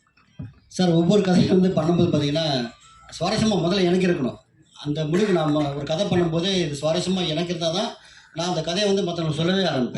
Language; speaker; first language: Tamil; native; Tamil